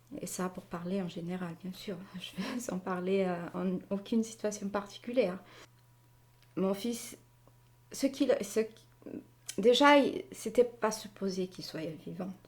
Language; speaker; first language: French; non-native, fluent; Portuguese